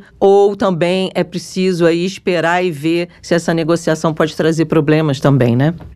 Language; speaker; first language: Portuguese; native; Portuguese